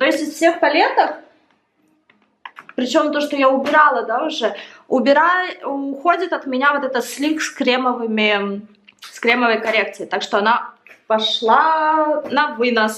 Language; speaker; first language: Russian; native; Russian